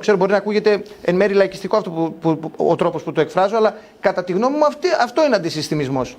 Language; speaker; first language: Greek; native; Greek